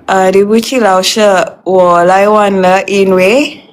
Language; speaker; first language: Chinese; non-native, learner; Malay